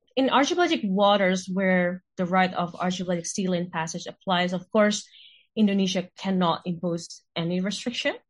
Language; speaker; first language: English; non-native, fluent; Indonesian